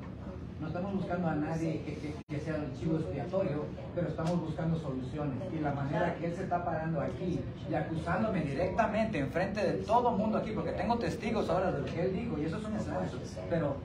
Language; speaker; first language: Spanish; native; Spanish